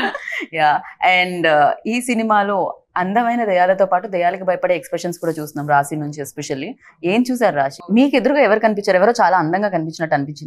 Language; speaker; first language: Telugu; native; Telugu